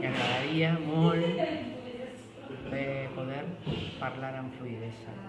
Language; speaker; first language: Catalan; non-native, learner; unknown